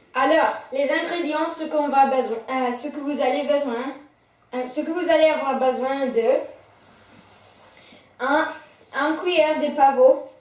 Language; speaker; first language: French; non-native, learner; English